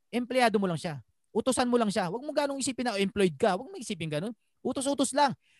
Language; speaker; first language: Filipino; native; Filipino